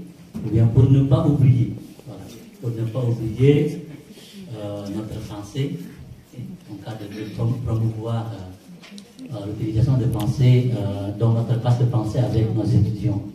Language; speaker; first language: French; non-native, fluent; Indonesian